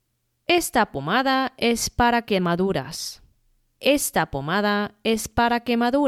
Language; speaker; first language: Spanish; non-native, fluent; Chinese